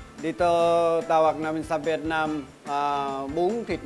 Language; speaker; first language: Filipino; non-native, learner; Vietnamese